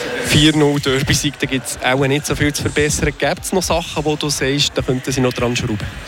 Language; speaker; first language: German; native; German